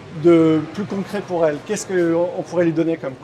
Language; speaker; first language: French; native; French